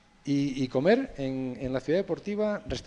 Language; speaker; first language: Spanish; native; Spanish